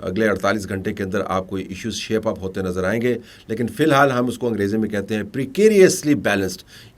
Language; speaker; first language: Urdu; native; Urdu